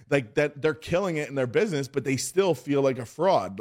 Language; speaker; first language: English; native; English